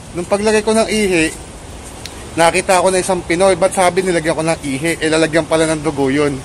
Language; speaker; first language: Filipino; native; Filipino